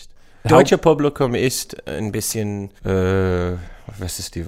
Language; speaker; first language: German; non-native, learner; English